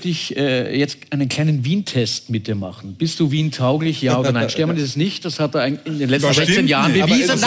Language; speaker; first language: German; native; German